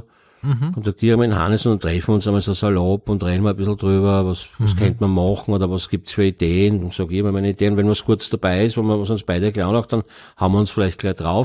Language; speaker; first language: German; native; German